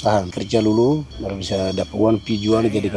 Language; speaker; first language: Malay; non-native, local second language; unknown